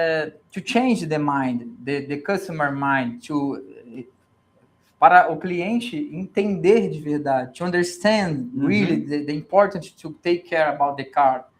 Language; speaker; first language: English; non-native, learner; Portuguese